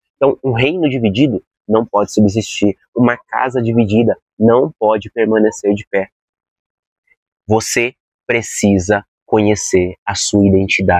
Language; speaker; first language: Portuguese; native; Portuguese